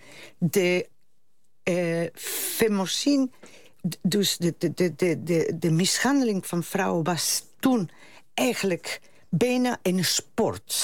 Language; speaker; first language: Dutch; non-native, fluent; Spanish